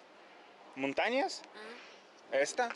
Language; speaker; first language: Spanish; non-native, learner; Ukrainian